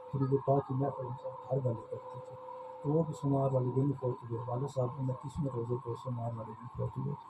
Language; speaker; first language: Urdu; non-native, local second language; Punjabi